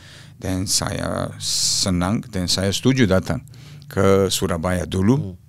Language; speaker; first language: Indonesian; non-native, fluent; Serbian